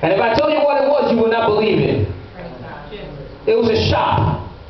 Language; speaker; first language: English; early bilingual, other home language; Spanish